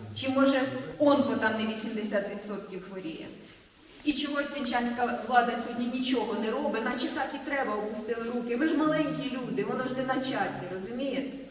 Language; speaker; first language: Ukrainian; native; Ukrainian